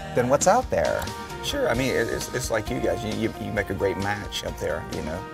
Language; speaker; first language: English; native; English